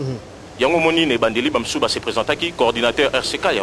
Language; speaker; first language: French; non-native, local second language; Lingala